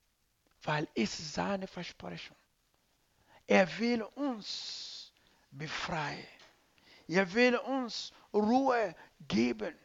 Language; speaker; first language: German; non-native, learner; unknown